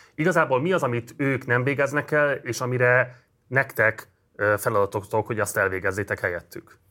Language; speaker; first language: Hungarian; native; Hungarian